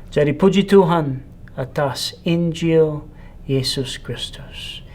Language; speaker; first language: Malay; non-native, fluent; English